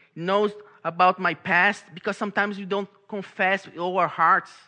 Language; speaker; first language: English; non-native, fluent; Portuguese